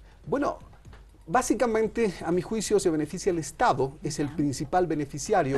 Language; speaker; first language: Spanish; native; Spanish